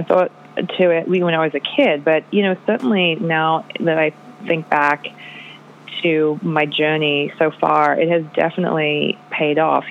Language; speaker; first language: English; non-native, local second language; Polish